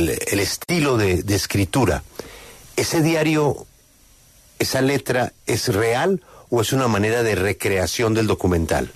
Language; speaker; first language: Spanish; native; Spanish